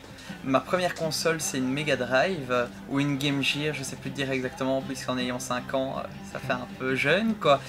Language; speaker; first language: French; native; French